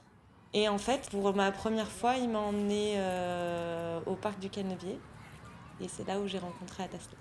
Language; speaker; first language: French; native; French